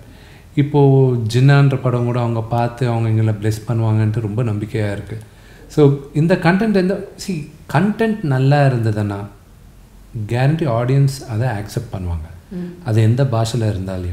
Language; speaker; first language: Tamil; non-native, local second language; Telugu